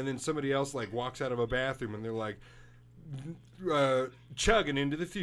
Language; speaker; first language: English; native; English